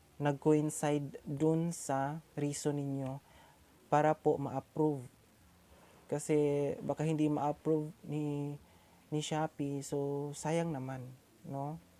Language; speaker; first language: Filipino; non-native, local second language; Cebuano